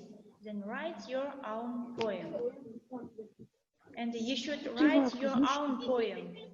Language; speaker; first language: English; non-native, fluent; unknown